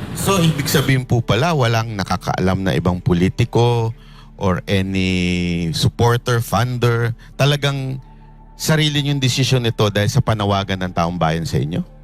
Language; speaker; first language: Filipino; native; Filipino